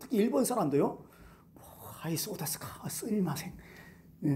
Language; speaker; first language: Korean; native; Korean